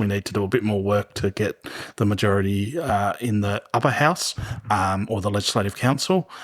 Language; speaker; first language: English; native; English